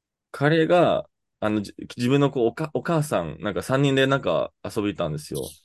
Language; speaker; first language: Japanese; non-native, fluent; English